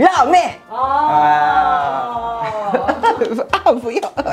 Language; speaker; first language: Chinese; non-native, learner; Japanese